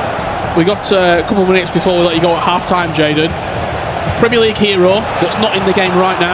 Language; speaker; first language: English; native; English